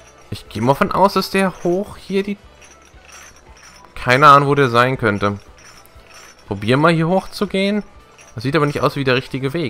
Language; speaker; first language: German; native; German